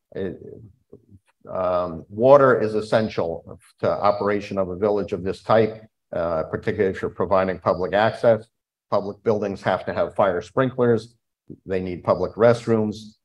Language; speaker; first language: English; native; English